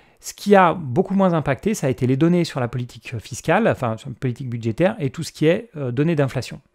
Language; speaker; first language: French; native; French